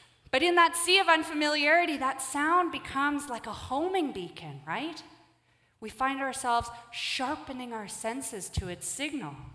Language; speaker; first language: English; native; English